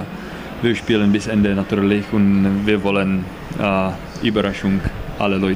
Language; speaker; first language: German; non-native, learner; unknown